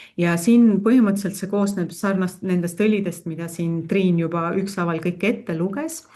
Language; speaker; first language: Estonian; native; Estonian